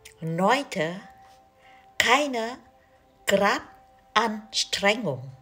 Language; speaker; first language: German; non-native, learner; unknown